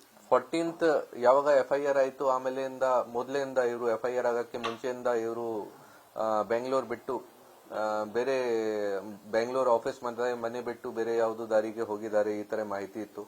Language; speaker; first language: Kannada; non-native, local second language; Hindi